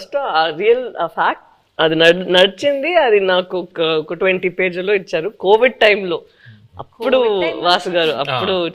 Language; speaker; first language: Telugu; non-native, fluent; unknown